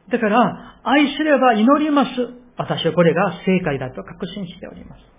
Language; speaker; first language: Japanese; non-native, fluent; Korean